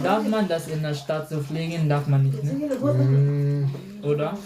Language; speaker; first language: German; non-native, learner; Cebuano